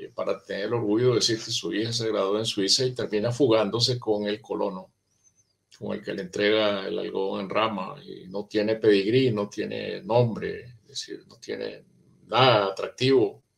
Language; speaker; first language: Spanish; native; Spanish